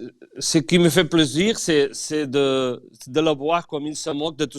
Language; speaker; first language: French; non-native, fluent; Catalan